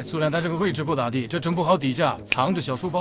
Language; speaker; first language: Chinese; native; Chinese